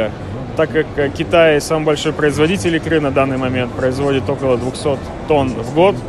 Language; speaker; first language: Russian; native; Russian